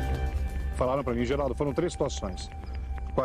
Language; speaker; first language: Portuguese; native; Portuguese